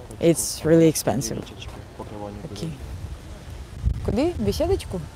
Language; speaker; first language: English; non-native, fluent; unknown